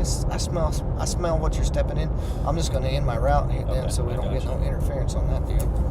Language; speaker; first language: English; native; English